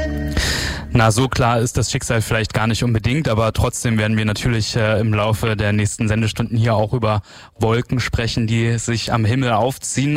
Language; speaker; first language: German; native; German